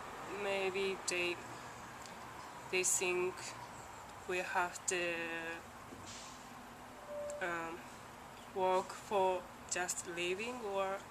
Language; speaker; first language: English; non-native, learner; Japanese